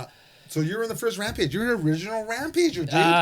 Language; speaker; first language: English; native; English